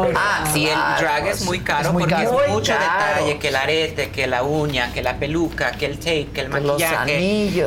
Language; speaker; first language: Spanish; early bilingual, heritage; Spanish